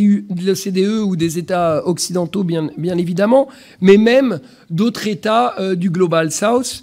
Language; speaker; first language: French; native; French